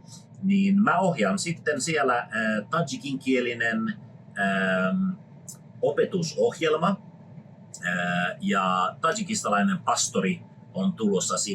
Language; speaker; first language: Finnish; non-native, fluent; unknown